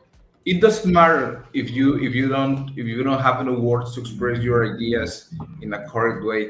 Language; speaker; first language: English; non-native, learner; Spanish